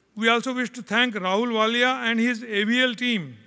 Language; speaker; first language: English; non-native, local second language; Marathi